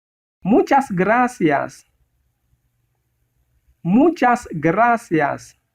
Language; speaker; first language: Spanish; non-native, learner; Haitian Creole